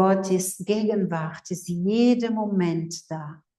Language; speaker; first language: German; non-native, fluent; Portuguese